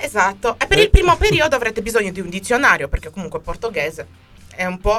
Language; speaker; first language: Italian; native; Italian